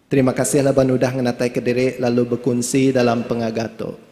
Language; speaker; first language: Malay; non-native, local second language; Iban